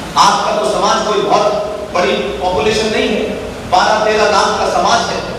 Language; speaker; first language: Hindi; native; Hindi